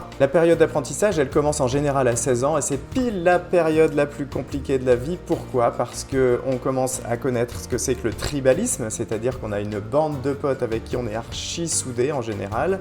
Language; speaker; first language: French; native; French